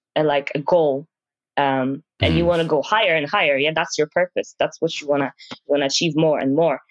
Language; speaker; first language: English; non-native, fluent; Polish